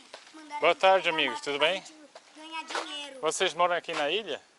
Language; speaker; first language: Portuguese; non-native, learner; English